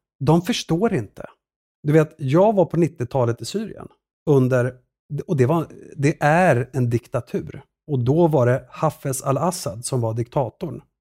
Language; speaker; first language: Swedish; early bilingual, other home language; Assyrian Neo-Aramaic